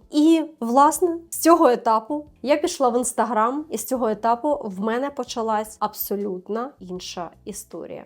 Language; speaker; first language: Ukrainian; native; Ukrainian